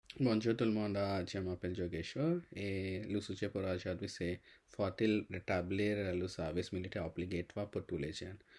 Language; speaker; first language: French; non-native, learner; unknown